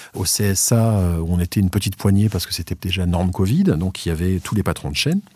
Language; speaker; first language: French; native; French